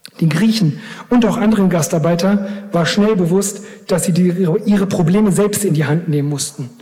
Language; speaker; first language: German; early bilingual, other home language; Greek